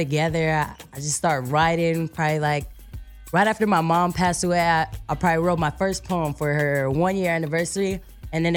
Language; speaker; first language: English; native; English